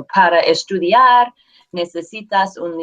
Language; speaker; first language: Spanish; non-native, fluent; English